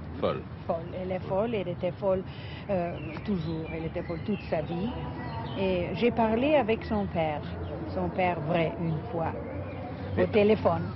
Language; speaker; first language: French; non-native, fluent; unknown